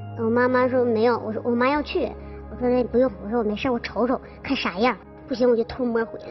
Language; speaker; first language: Chinese; native; Chinese